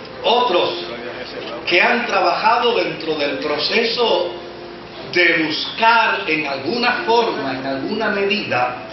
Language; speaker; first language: Spanish; native; Spanish